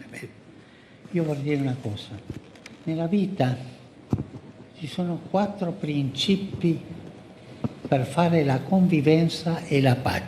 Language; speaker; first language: Italian; non-native, fluent; Spanish